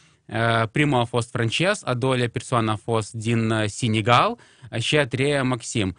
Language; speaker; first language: Romanian; non-native, local second language; Russian